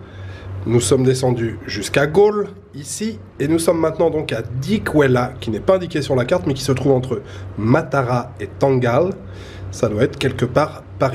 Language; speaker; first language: French; native; French